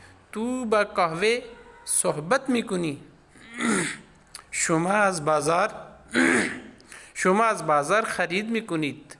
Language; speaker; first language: Persian; non-native, fluent; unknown